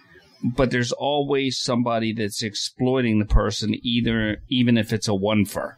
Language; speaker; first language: English; native; English